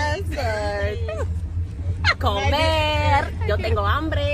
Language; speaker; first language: Spanish; non-native, learner; English